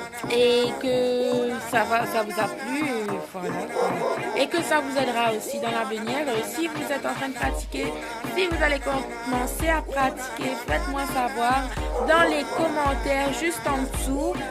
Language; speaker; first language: French; native; French